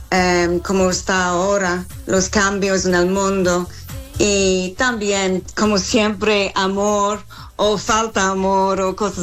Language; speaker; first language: Spanish; non-native, fluent; English